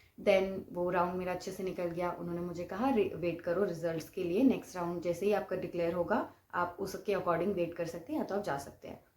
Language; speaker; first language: Hindi; non-native, local second language; Bangla